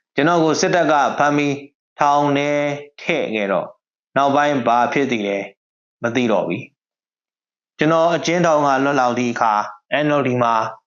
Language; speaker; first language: Burmese; native; Burmese